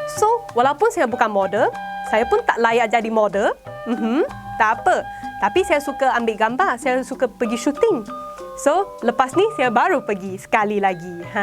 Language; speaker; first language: Malay; non-native, local second language; Chinese